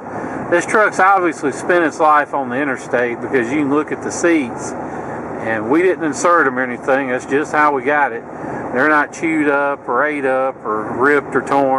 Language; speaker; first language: English; native; English